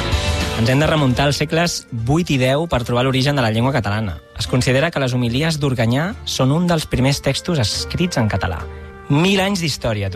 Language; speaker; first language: Catalan; native; Catalan